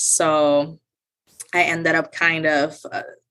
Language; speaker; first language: English; non-native, fluent; Spanish